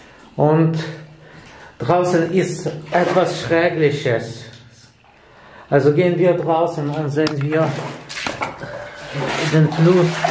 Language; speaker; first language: German; non-native, learner; Ukrainian